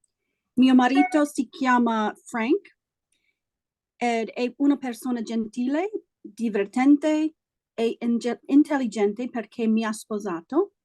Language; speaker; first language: Italian; non-native, learner; English